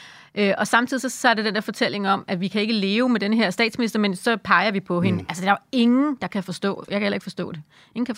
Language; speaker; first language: Danish; native; Danish